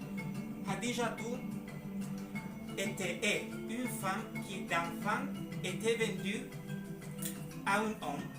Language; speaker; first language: French; non-native, learner; Spanish